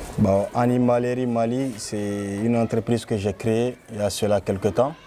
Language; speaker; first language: French; non-native, local second language; Fula